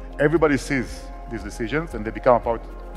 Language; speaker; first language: English; non-native, fluent; Hebrew